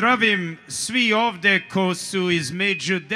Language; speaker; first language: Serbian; early bilingual, heritage; Serbian